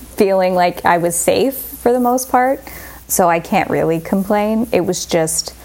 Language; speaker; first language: English; native; English